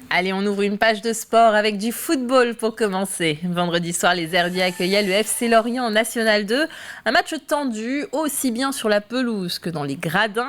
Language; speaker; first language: French; native; French